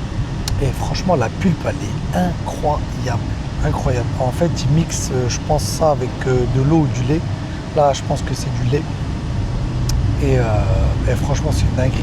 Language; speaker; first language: French; native; French